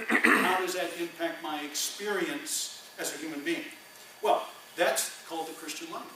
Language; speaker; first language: English; native; English